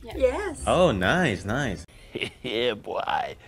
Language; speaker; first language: English; non-native, fluent; Indonesian